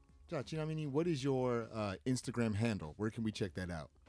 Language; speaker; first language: English; native; English